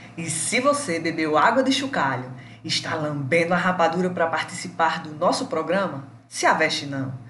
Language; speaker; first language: Portuguese; native; Portuguese